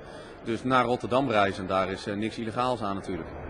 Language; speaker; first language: Dutch; native; Dutch